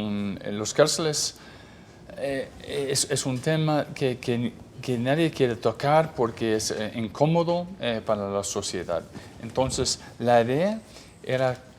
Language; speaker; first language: Spanish; non-native, fluent; English